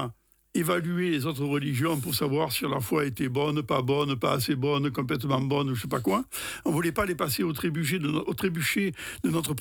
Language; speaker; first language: French; native; French